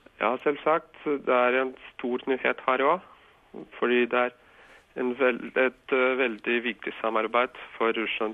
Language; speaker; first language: Norwegian; non-native, fluent; Russian